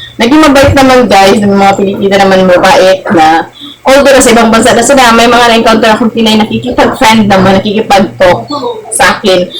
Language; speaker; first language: Filipino; non-native, local second language; Cebuano